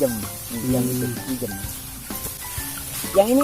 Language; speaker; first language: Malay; non-native, local second language; Sundanese